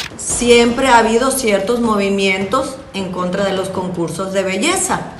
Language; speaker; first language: Spanish; native; Spanish